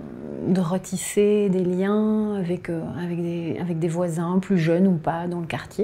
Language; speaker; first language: French; native; French